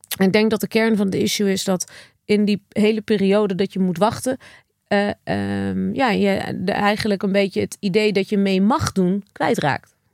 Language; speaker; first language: Dutch; native; Dutch